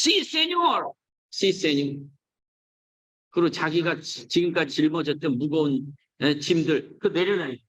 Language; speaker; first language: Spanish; non-native, learner; Korean